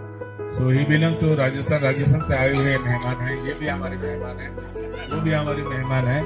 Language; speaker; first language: Hindi; non-native, local second language; Odia